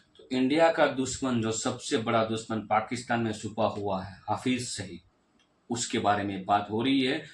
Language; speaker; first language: Hindi; non-native, local second language; Gujarati